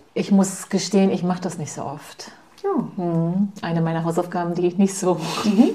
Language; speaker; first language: German; native; German